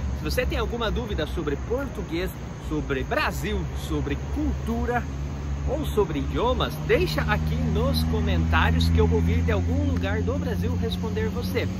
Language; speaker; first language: Portuguese; native; Portuguese